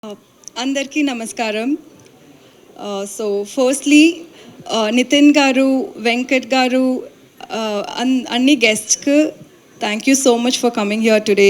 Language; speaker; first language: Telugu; non-native, learner; Tamil